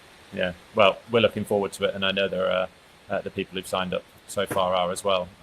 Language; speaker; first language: English; native; English